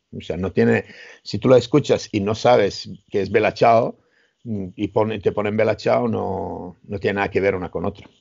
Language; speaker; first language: Spanish; non-native, fluent; Serbian